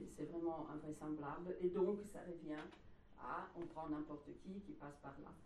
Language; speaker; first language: French; non-native, fluent; Italian